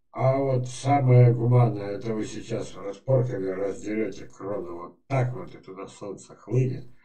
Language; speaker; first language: Russian; native; Russian